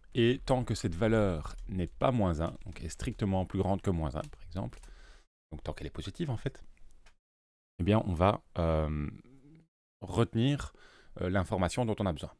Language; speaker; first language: French; native; French